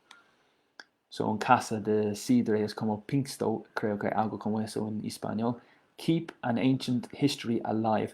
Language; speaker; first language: Spanish; non-native, learner; English